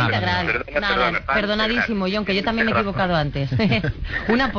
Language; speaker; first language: Spanish; native; Spanish